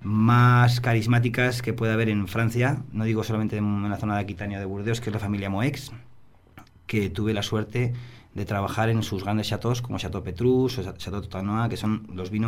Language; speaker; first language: Spanish; native; Spanish